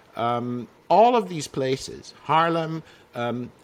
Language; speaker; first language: English; non-native, fluent; Dutch